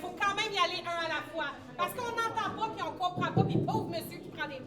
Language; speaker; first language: French; native; French